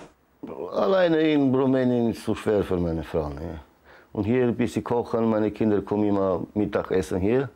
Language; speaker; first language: German; non-native, learner; Romanian